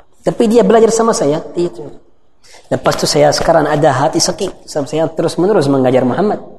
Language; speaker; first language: Malay; non-native, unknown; Arabic